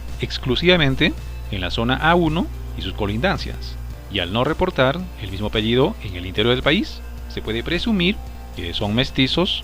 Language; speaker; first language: Spanish; native; Spanish